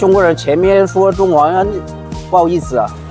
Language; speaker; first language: Chinese; non-native, fluent; Korean